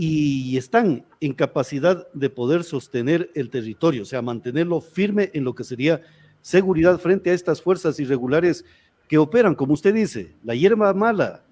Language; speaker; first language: Spanish; native; Spanish